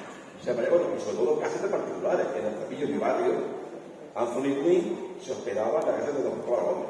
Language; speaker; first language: Spanish; native; Spanish